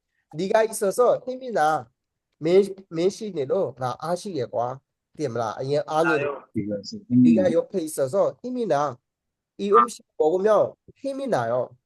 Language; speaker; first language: Korean; non-native, fluent; Burmese